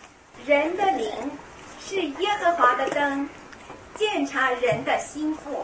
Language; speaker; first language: Chinese; native; Chinese